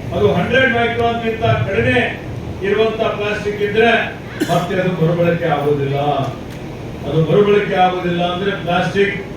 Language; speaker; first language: Kannada; native; Kannada